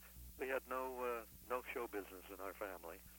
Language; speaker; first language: English; native; English